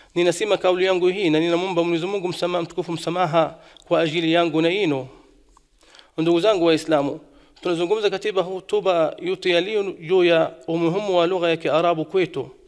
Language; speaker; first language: Swahili; non-native, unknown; Arabic